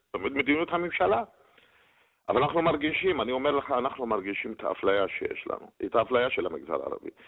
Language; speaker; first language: Hebrew; native; Hebrew